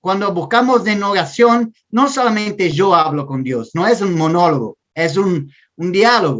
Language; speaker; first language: Spanish; non-native, learner; Portuguese